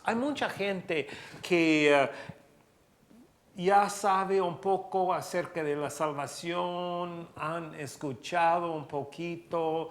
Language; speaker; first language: Spanish; non-native, fluent; English